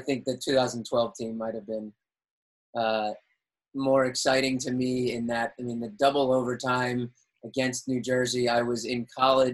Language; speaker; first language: English; native; English